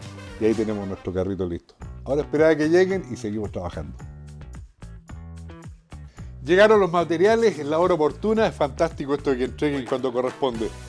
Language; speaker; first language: Spanish; native; Spanish